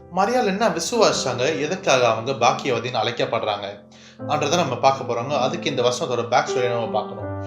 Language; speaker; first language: Tamil; early bilingual, heritage; Tamil